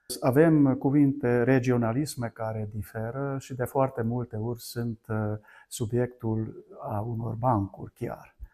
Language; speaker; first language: Romanian; non-native, local second language; Hungarian